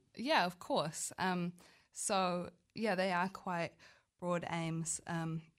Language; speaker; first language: English; native; English